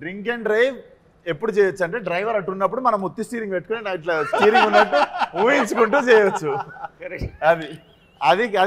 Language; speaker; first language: Telugu; native; Telugu